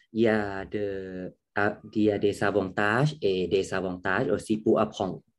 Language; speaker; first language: French; non-native, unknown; Thai